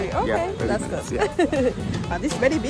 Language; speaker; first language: English; non-native, learner; Spanish